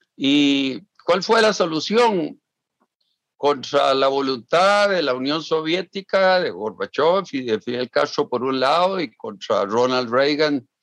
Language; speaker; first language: Spanish; native; Spanish